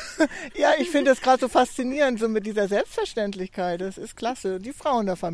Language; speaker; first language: German; native; German